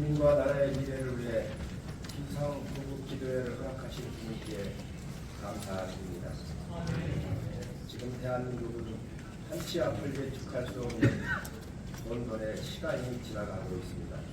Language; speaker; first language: Korean; native; Korean